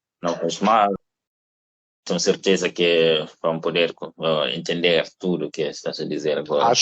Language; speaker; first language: Portuguese; non-native, fluent; English